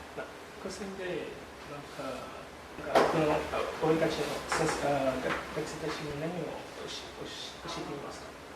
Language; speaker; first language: Japanese; non-native, learner; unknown